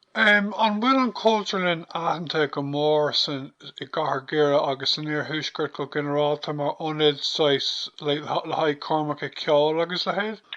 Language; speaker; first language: Irish; non-native, local second language; English